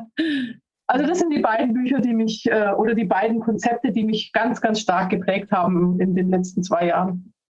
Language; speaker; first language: German; non-native, fluent; Spanish